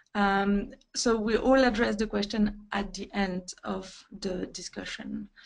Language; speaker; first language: English; non-native, fluent; French